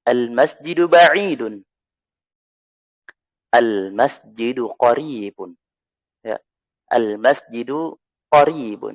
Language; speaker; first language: Arabic; non-native, fluent; Indonesian